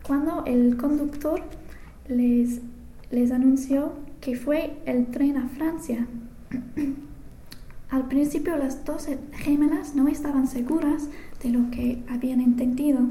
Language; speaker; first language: Spanish; non-native, fluent; English